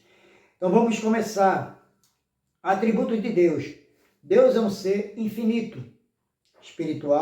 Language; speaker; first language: Portuguese; native; Portuguese